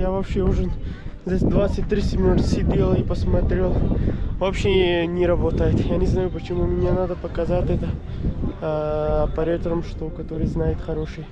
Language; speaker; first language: Russian; non-native, learner; Urdu